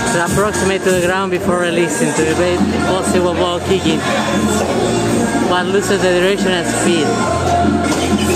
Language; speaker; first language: English; non-native, fluent; Spanish